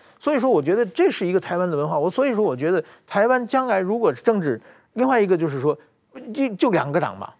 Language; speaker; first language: Chinese; native; Chinese